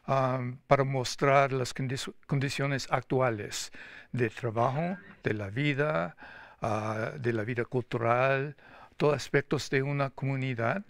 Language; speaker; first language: Spanish; non-native, fluent; English